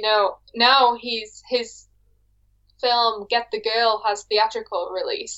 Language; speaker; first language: English; native; English